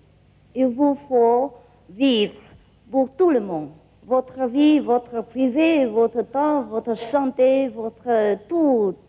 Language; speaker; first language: French; non-native, learner; Vietnamese